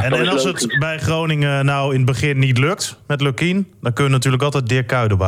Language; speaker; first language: Dutch; native; Dutch